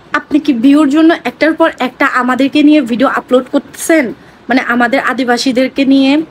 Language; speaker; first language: Bangla; non-native, local second language; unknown